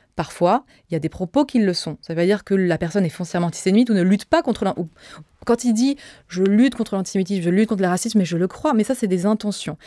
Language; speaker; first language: French; native; French